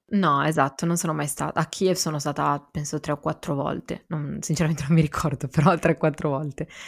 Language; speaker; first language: Italian; native; Italian